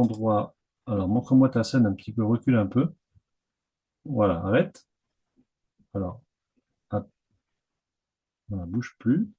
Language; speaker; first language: French; native; French